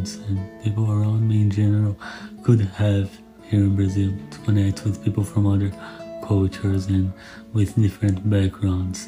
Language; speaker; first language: English; non-native, fluent; Portuguese